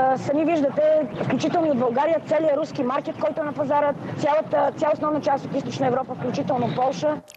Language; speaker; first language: Bulgarian; native; Bulgarian